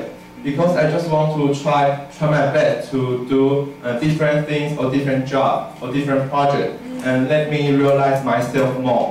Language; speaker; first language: English; non-native, learner; Chinese